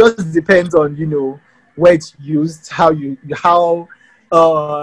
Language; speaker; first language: English; non-native, local second language; Yoruba